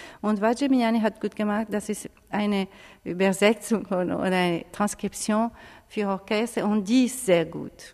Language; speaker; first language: German; non-native, fluent; Italian